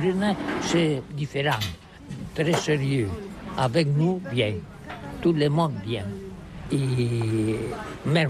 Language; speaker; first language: French; non-native, learner; Catalan